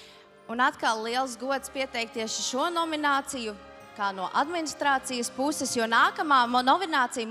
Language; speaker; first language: Latvian; native; Latvian